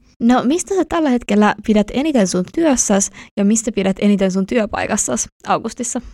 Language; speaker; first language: Finnish; native; Finnish